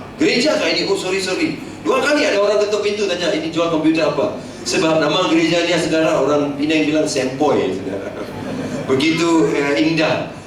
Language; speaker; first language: Malay; non-native, local second language; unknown